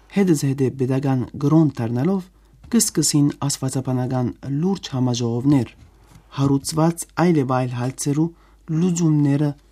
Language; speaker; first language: Armenian; native; Armenian